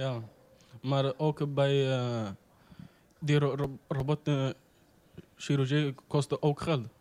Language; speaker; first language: Dutch; non-native, learner; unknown